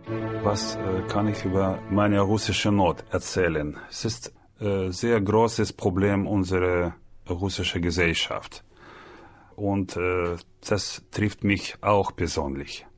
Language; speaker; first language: German; non-native, learner; Russian